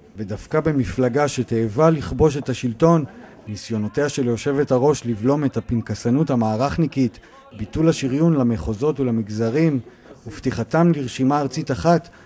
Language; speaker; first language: Hebrew; native; Hebrew